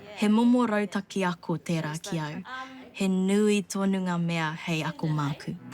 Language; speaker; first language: Māori; non-native, local second language; Chinese